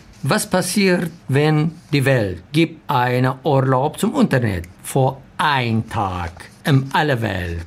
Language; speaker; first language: German; non-native, learner; Arabic